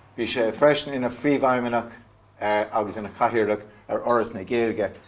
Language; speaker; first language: Irish; non-native, local second language; English